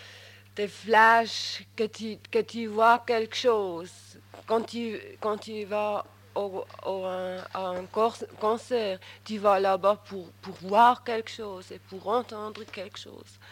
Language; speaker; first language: French; non-native, local second language; German